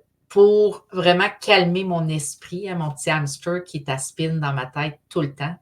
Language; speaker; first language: French; native; French